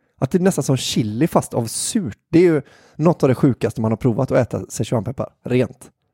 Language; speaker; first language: Swedish; native; Swedish